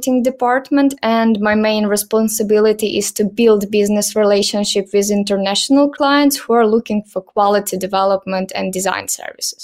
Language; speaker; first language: English; non-native, learner; Ukrainian